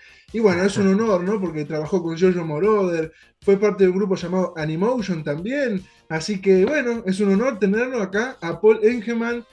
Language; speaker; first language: Spanish; native; Spanish